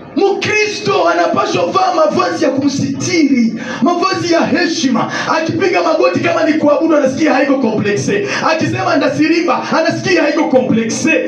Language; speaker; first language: Swahili; non-native, local second language; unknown